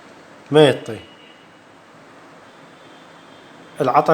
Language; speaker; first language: Arabic; native; Arabic